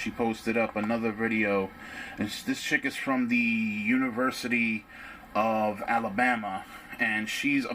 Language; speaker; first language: English; native; English